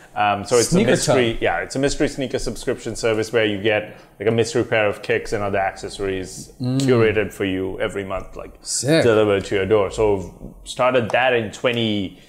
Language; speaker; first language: English; non-native, local second language; Sinhala